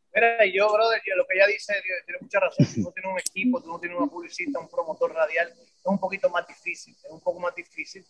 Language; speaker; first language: Spanish; native; Spanish